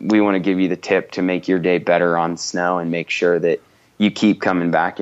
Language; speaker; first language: English; native; English